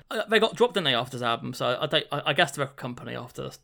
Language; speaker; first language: English; native; English